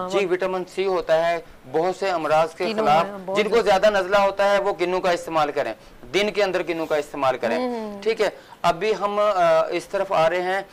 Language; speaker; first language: Urdu; native; Urdu